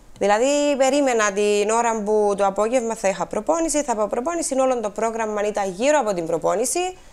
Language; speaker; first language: Greek; native; Greek